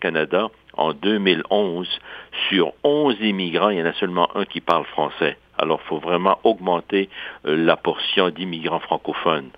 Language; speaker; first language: French; native; French